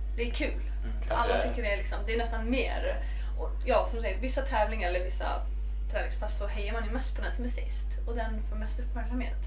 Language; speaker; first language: Swedish; non-native, fluent; Icelandic